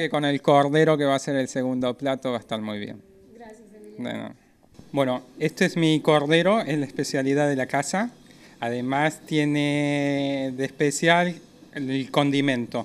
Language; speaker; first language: Spanish; non-native, fluent; French